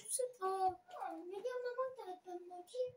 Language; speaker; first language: French; native; French